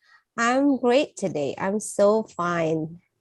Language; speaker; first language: English; non-native, fluent; Indonesian